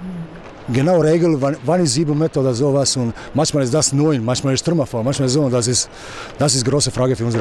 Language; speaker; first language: German; non-native, learner; Croatian